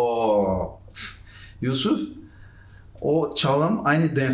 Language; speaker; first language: Turkish; non-native, learner; Portuguese